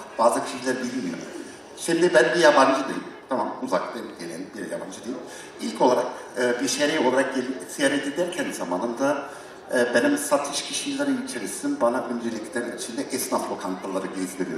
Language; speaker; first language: Turkish; non-native, learner; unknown